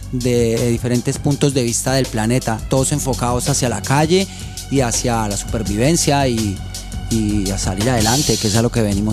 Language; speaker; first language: Spanish; native; Spanish